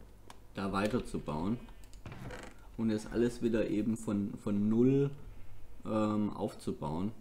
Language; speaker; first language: German; native; German